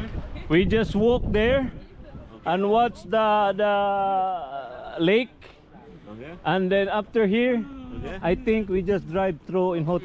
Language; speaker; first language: English; non-native, learner; Filipino